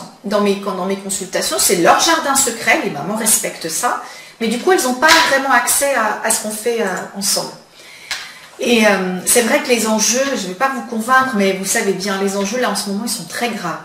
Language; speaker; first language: French; native; French